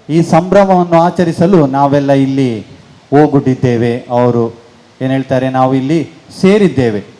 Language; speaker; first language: Kannada; non-native, local second language; Konkani